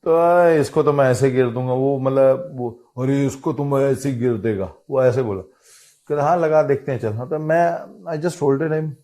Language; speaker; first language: Hindi; non-native, local second language; Punjabi